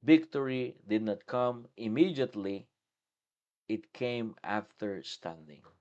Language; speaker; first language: English; non-native, local second language; Filipino